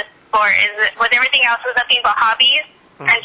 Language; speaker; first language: English; native; English